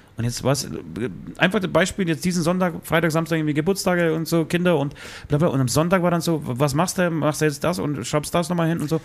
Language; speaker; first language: German; early bilingual, other home language; Polish